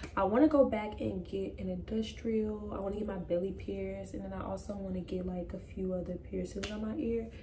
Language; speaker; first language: English; native; English